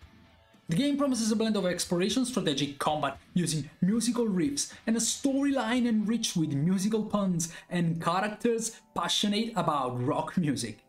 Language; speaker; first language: English; non-native, fluent; Italian